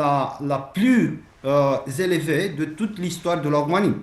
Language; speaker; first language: French; non-native, fluent; Romanian